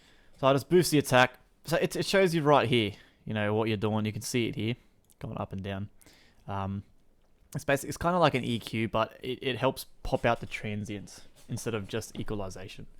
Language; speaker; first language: English; native; English